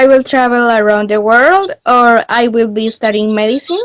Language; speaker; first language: English; non-native, learner; Spanish